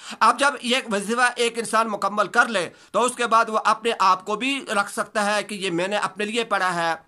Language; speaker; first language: Urdu; native; Urdu